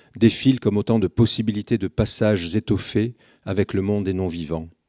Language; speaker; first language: French; native; French